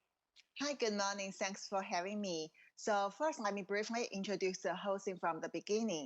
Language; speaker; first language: English; non-native, fluent; Chinese